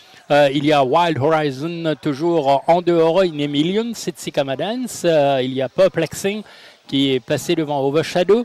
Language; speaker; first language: French; non-native, local second language; Morisyen